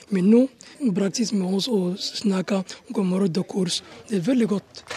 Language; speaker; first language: Norwegian; non-native, learner; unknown